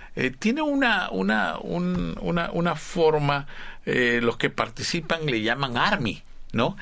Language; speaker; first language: Spanish; native; Spanish